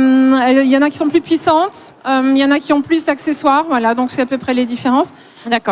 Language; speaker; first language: French; native; French